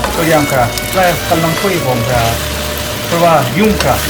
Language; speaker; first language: Thai; non-native, learner; Korean